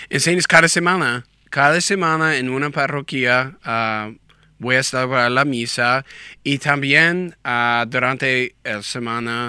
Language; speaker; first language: Spanish; non-native, learner; English